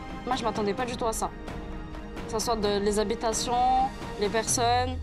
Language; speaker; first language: French; native; French